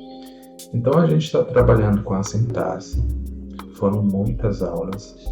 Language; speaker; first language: Portuguese; native; Portuguese